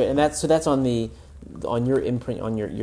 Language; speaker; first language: English; native; English